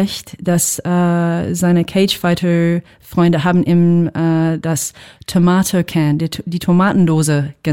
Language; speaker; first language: German; non-native, fluent; English